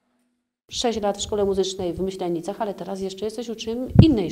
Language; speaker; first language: Polish; native; Polish